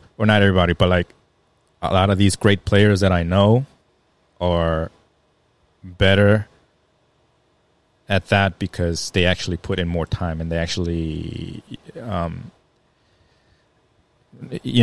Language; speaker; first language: English; native; English